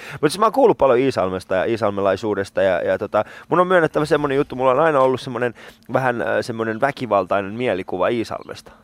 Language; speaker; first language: Finnish; native; Finnish